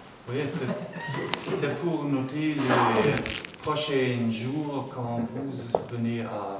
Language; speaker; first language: French; non-native, learner; German